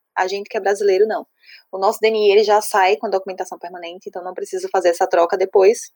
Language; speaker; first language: Portuguese; native; Portuguese